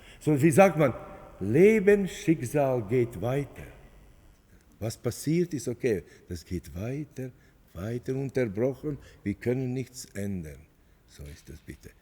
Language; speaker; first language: German; non-native, fluent; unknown